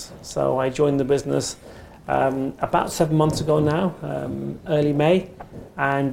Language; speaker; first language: English; native; English